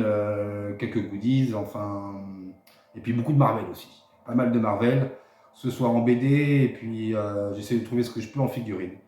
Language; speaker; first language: French; native; French